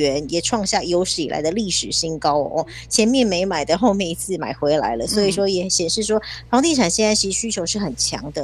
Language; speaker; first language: Chinese; native; Chinese